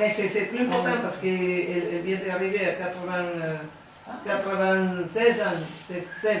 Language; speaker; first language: French; non-native, learner; Spanish